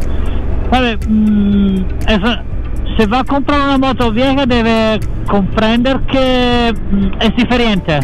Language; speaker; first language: Spanish; non-native, learner; Italian